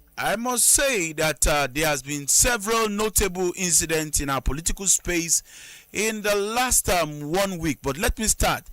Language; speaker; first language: English; non-native, local second language; Yoruba